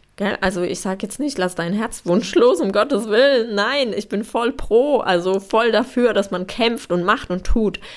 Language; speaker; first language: German; non-native, fluent; Polish